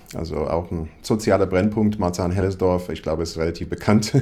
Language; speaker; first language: German; non-native, fluent; English